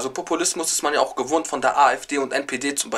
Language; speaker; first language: German; native; German